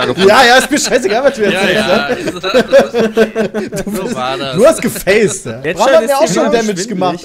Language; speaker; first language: German; native; German